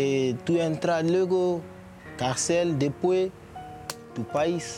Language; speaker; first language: Spanish; non-native, learner; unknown